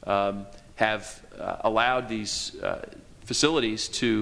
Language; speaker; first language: English; native; English